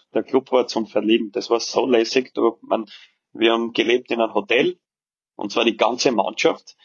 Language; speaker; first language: German; early bilingual, other home language; Serbian